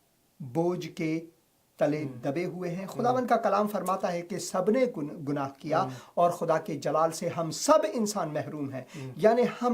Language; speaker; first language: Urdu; non-native, fluent; Persian